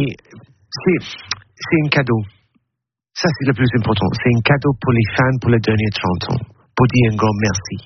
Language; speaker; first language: French; non-native, learner; English